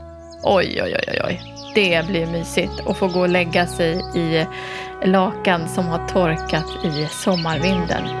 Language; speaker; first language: Swedish; native; Swedish